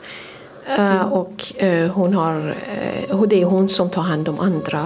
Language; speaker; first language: Swedish; non-native, fluent; Persian